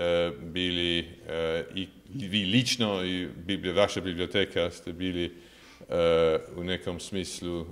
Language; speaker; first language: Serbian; non-native, fluent; English